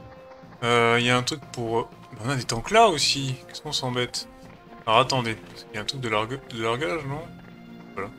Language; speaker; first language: French; native; French